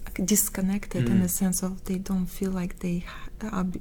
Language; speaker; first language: English; non-native, fluent; Russian